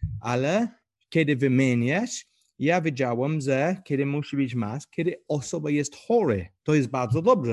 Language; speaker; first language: Polish; non-native, learner; English